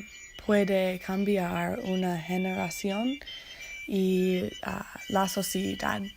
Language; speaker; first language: Spanish; non-native, learner; English